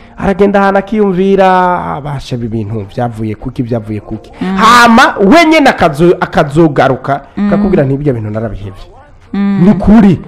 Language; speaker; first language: Rundi; native; Rundi